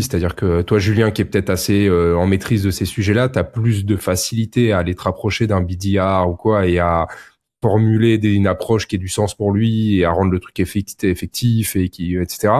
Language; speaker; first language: French; native; French